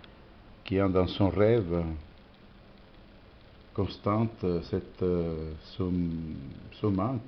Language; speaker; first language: French; non-native, fluent; Italian